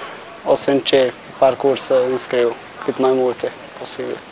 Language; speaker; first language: Romanian; non-native, local second language; Hungarian